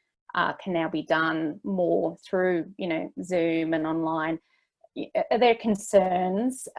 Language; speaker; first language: English; native; English